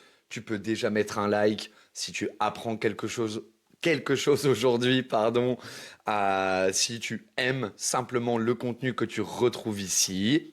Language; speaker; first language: French; native; French